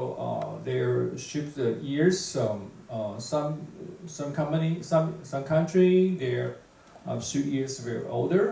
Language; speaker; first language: English; non-native, fluent; Chinese